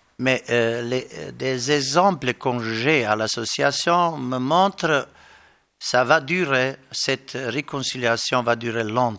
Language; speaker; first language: French; non-native, learner; Bosnian